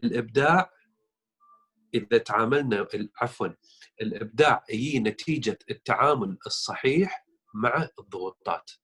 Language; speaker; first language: Arabic; native; Arabic